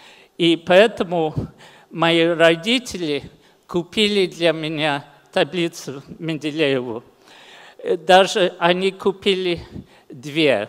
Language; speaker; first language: Russian; early bilingual, heritage; English